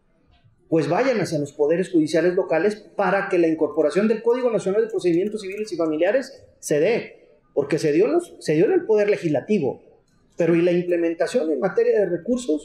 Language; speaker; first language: Spanish; native; Spanish